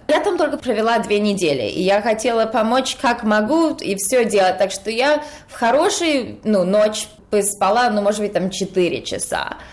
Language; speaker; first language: Russian; early bilingual, heritage; Russian